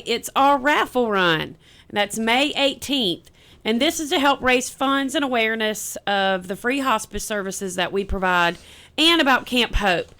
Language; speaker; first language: English; native; English